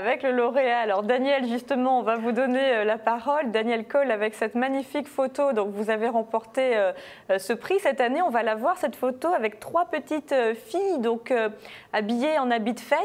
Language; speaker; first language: French; native; French